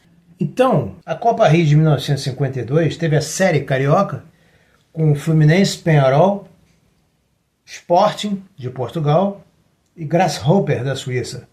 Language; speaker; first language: Portuguese; native; Portuguese